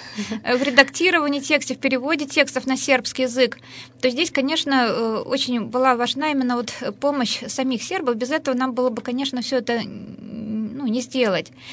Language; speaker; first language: Russian; native; Russian